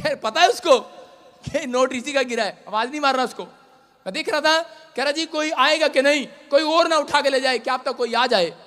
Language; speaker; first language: Hindi; non-native, local second language; Punjabi